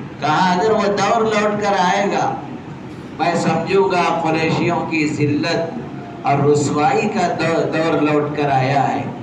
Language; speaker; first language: Urdu; native; Urdu